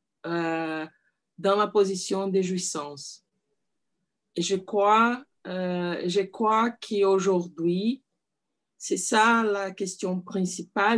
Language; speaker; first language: French; non-native, learner; Portuguese